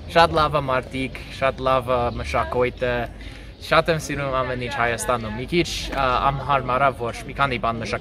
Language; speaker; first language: Armenian; non-native, learner; English